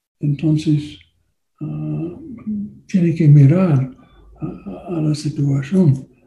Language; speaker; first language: Spanish; non-native, learner; English